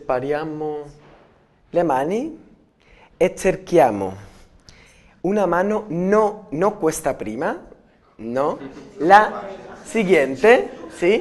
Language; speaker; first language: Italian; non-native, learner; Spanish